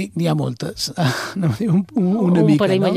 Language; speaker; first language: Catalan; native; Catalan